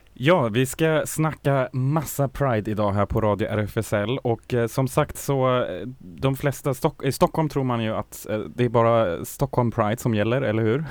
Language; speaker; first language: Swedish; non-native, fluent; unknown